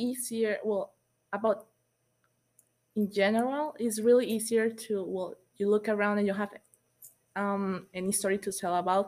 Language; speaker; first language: English; non-native, learner; Spanish